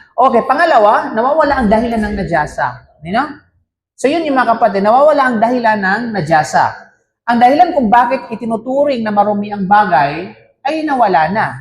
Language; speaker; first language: Filipino; non-native, local second language; Cebuano